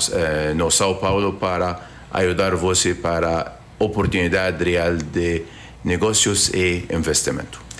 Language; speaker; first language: Portuguese; non-native, learner; Arabic